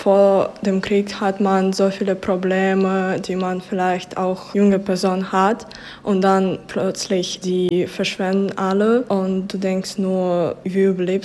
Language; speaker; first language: German; early bilingual, other home language; Ukrainian